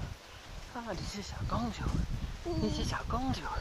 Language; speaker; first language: Chinese; non-native, learner; English